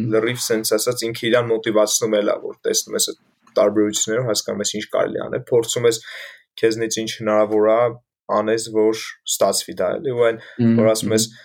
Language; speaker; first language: Armenian; native; Armenian